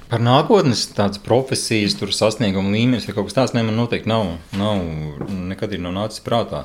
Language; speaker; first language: Latvian; native; Latvian